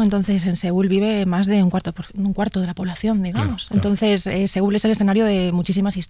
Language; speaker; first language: Spanish; native; Spanish